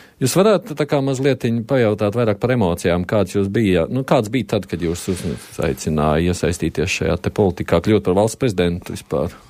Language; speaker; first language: Latvian; native; Latvian